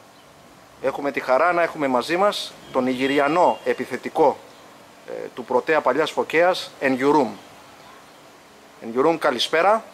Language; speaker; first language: Greek; native; Greek